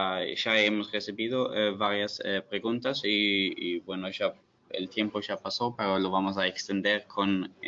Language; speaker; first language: Spanish; non-native, fluent; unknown